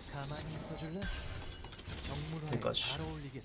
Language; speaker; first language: Korean; native; Korean